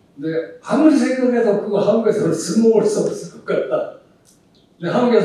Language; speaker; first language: Korean; early bilingual, heritage; Japanese